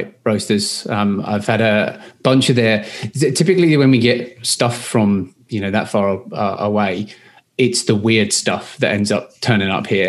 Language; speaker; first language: English; native; English